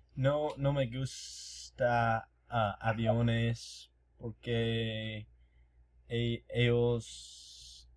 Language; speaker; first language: Spanish; non-native, learner; English